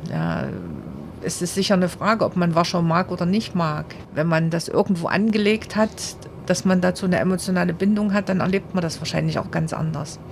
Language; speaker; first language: German; native; German